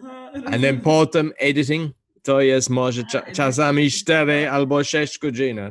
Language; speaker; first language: Polish; non-native, learner; English